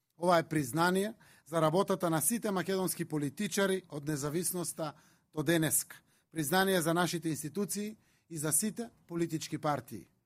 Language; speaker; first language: Macedonian; native; Macedonian